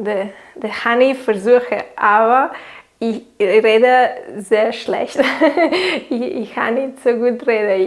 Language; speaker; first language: German; non-native, learner; Catalan